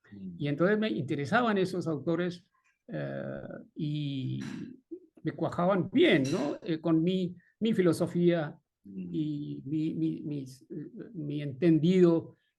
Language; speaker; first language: Spanish; non-native, fluent; Bangla